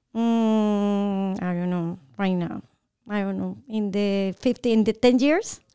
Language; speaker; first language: English; non-native, learner; Spanish